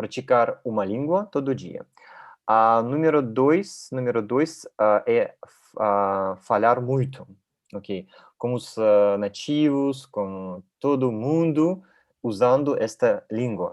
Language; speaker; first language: Portuguese; non-native, learner; Russian